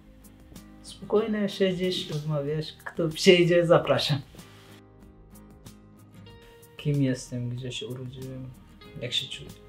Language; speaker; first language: Polish; non-native, learner; Persian